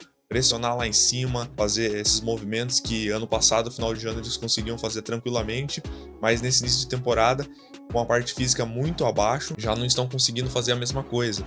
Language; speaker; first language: Portuguese; native; Portuguese